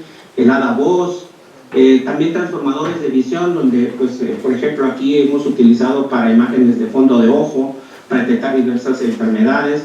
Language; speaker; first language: Spanish; native; Spanish